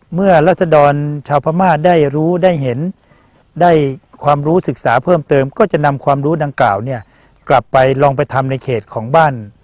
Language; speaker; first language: Thai; native; Thai